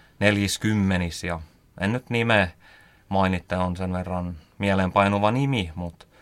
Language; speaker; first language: Finnish; native; Finnish